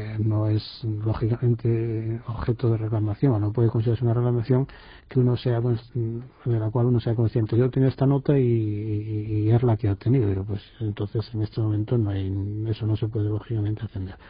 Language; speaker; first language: Spanish; native; Spanish